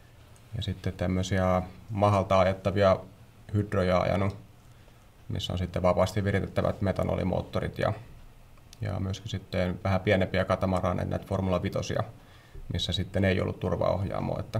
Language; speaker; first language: Finnish; native; Finnish